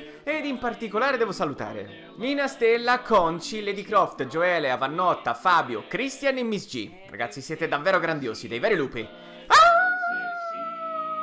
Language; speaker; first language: Italian; native; Italian